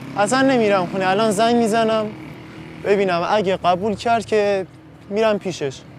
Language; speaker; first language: Persian; non-native, local second language; Kurdish